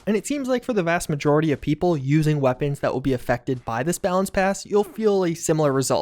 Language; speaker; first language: English; native; English